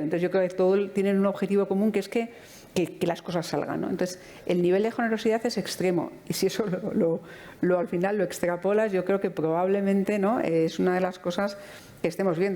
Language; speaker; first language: Spanish; native; Spanish